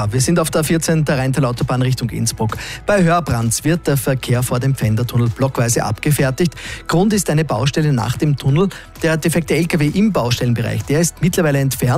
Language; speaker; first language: German; native; German